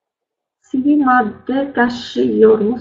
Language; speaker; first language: Turkish; non-native, learner; Russian